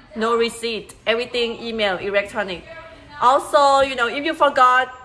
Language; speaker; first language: English; non-native, fluent; Thai